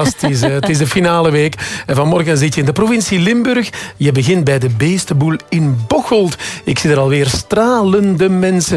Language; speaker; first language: Dutch; native; Dutch